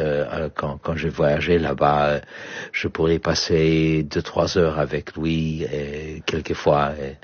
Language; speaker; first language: French; non-native, fluent; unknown